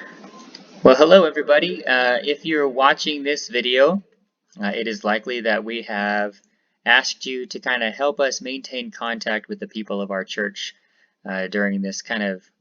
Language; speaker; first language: English; native; English